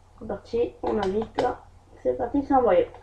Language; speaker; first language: French; native; French